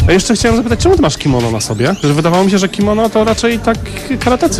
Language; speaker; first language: Polish; native; Polish